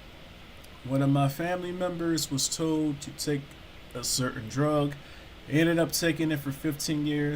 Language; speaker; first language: English; native; English